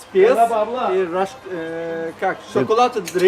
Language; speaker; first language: Russian; non-native, learner; Turkish